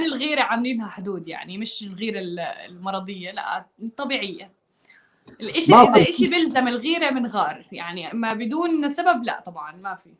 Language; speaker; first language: Arabic; native; Arabic